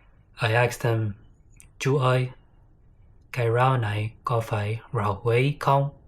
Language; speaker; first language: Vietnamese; non-native, learner; English